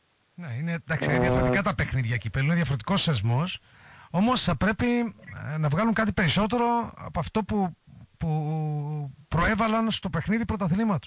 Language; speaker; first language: Greek; native; Greek